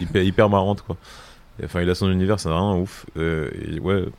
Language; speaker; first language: French; native; French